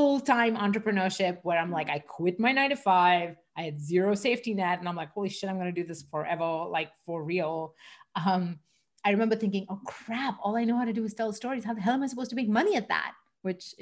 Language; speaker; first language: English; non-native, local second language; Hindi